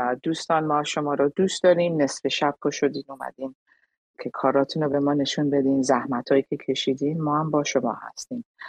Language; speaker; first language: Persian; early bilingual, heritage; Persian